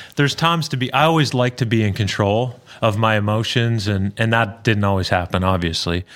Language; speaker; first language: English; native; English